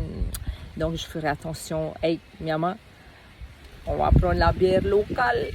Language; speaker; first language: French; native; French